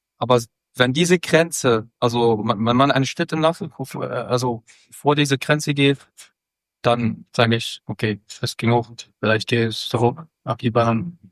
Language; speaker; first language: German; non-native, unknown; Arabic